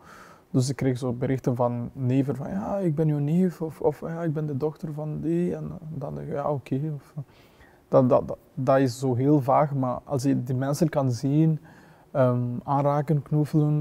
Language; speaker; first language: Dutch; non-native, fluent; Kinyarwanda